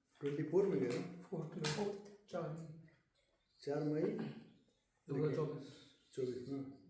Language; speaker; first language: Hindi; native; Hindi